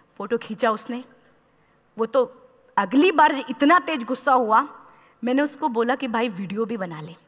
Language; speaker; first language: Hindi; native; Hindi